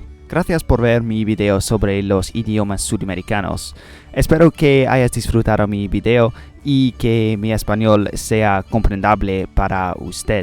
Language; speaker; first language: Spanish; non-native, learner; English